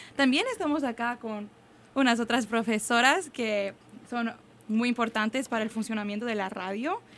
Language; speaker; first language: Spanish; early bilingual, heritage; Spanish